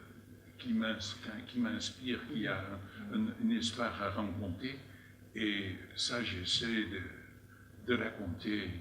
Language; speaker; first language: French; non-native, fluent; Dutch